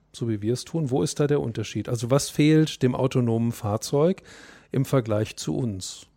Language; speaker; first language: German; native; German